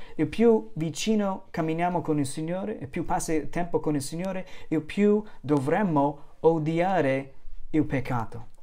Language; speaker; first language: Italian; non-native, fluent; English